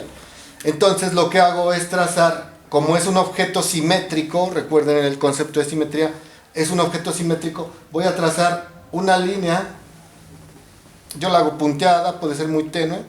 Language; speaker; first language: Spanish; native; Spanish